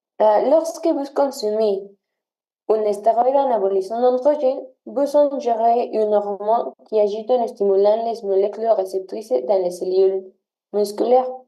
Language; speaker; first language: French; non-native, learner; Spanish